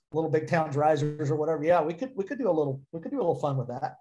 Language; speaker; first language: English; native; English